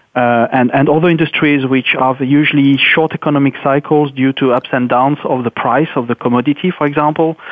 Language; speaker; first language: English; non-native, fluent; French